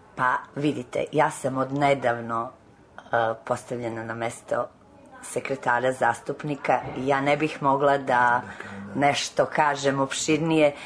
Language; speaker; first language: Serbian; native; Serbian